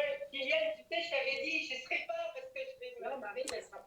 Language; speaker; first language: French; native; French